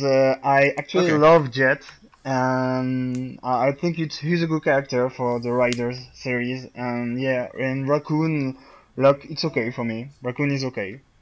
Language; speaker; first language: English; non-native, fluent; French